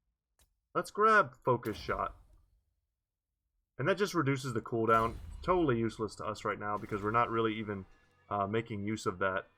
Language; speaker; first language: English; native; English